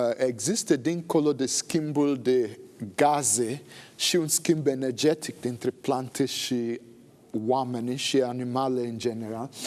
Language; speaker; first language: Romanian; non-native, fluent; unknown